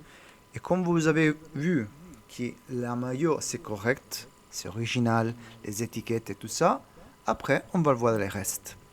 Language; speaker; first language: French; non-native, learner; Italian